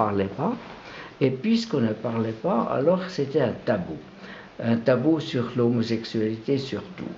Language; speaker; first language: French; non-native, local second language; German